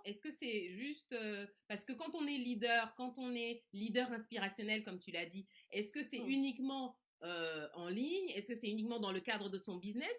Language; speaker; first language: French; native; French